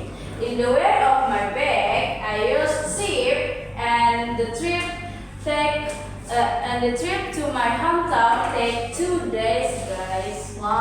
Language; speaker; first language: English; non-native, learner; Indonesian